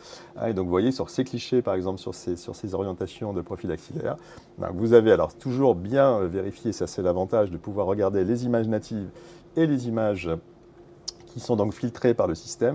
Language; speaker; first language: French; native; French